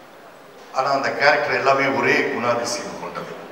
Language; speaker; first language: Tamil; native; Tamil